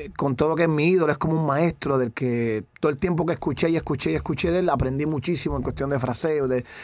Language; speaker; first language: Spanish; native; Spanish